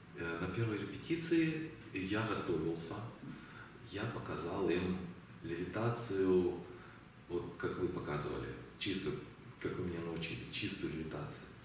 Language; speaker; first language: Russian; native; Russian